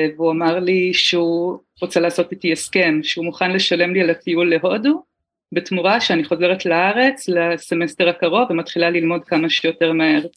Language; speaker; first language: Hebrew; native; Hebrew